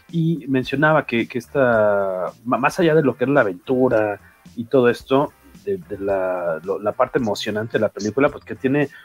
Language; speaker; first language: Spanish; native; Spanish